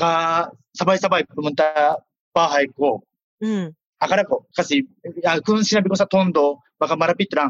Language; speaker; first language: Filipino; non-native, learner; Japanese